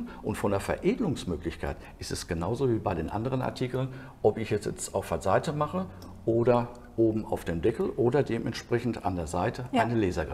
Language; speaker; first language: German; native; German